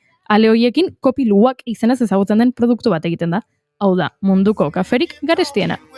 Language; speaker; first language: Basque; native; Basque